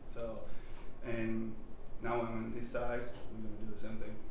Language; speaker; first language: English; non-native, fluent; Spanish